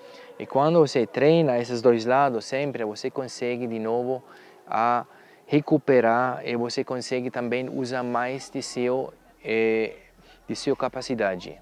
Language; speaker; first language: Portuguese; non-native, fluent; German